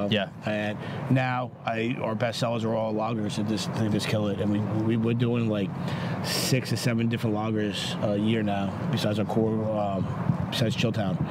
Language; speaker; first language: English; native; English